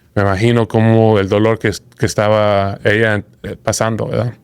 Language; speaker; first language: Spanish; early bilingual, heritage; Spanish